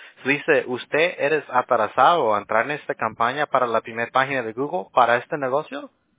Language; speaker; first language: Spanish; non-native, learner; English